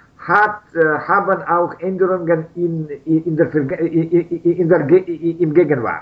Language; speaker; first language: German; non-native, learner; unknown